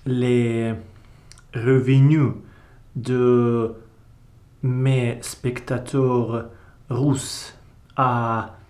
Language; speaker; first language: French; non-native, learner; Russian